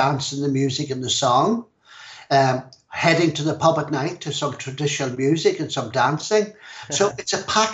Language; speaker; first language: English; native; English